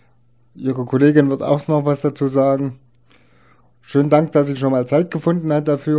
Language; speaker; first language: German; native; German